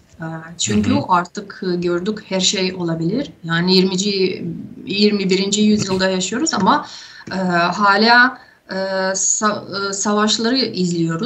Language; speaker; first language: Turkish; non-native, fluent; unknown